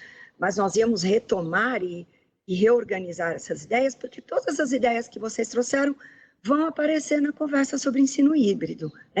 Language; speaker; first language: Portuguese; native; Portuguese